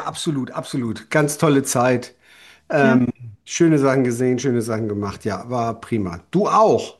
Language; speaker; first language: German; native; German